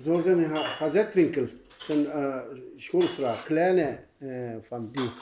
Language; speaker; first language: Dutch; non-native, learner; Turkish